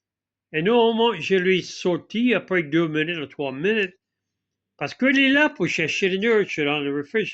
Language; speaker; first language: French; non-native, fluent; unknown